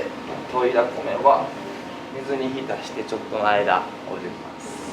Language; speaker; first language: Japanese; native; Japanese